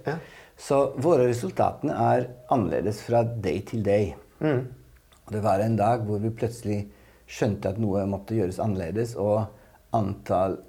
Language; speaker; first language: Norwegian; non-native, fluent; Italian